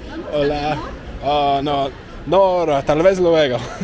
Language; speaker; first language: Spanish; non-native, learner; English